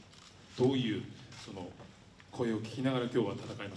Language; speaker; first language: Japanese; native; Japanese